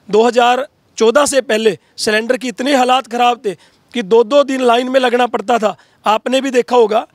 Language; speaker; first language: Hindi; native; Hindi